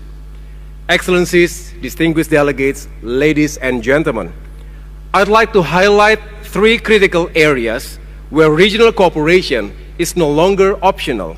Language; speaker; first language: English; non-native, fluent; Indonesian